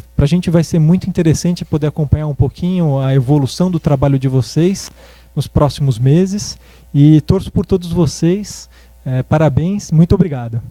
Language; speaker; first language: Portuguese; native; Portuguese